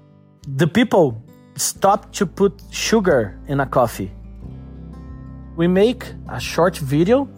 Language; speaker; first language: English; non-native, learner; Portuguese